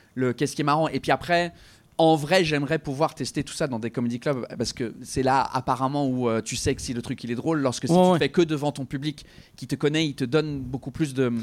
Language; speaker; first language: French; non-native, fluent; English